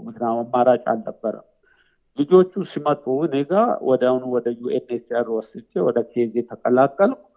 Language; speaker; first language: Amharic; non-native, local second language; Oromo